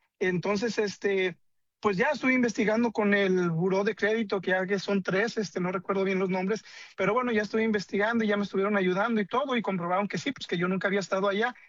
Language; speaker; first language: Spanish; native; Spanish